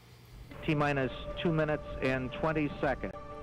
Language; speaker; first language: English; native; English